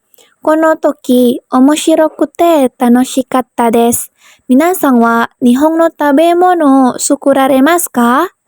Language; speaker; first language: Japanese; non-native, learner; Indonesian